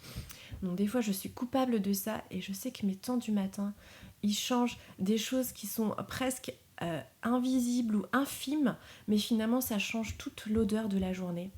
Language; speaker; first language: French; native; French